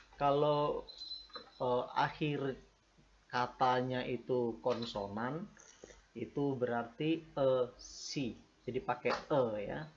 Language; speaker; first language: Indonesian; native; Indonesian